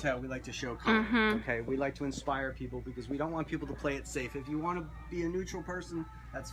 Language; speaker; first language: English; native; English